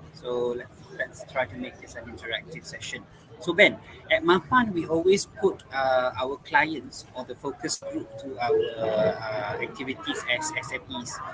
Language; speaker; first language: English; non-native, local second language; Malay